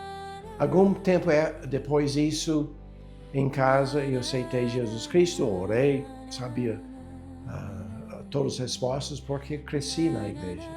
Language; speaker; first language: Portuguese; non-native, fluent; English